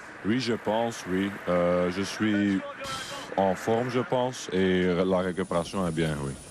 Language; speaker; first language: French; non-native, learner; Dutch